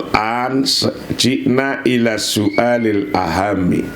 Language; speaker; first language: Arabic; non-native, fluent; Indonesian